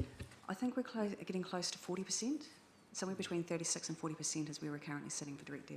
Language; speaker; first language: English; native; English